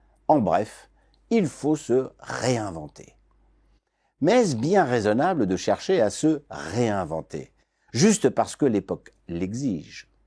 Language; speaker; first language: French; native; French